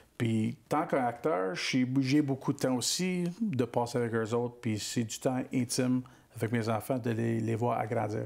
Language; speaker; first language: French; native; French